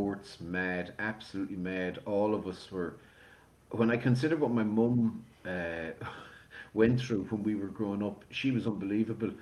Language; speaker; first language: English; native; English